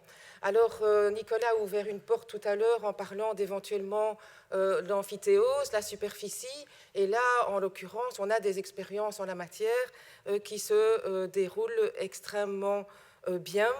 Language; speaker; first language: French; native; French